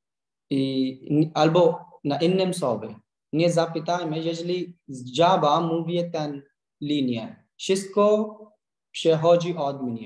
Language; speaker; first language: Polish; non-native, learner; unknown